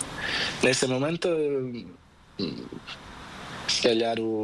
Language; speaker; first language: Spanish; non-native, learner; Portuguese